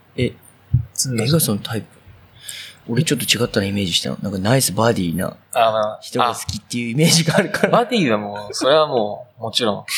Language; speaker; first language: Japanese; native; Japanese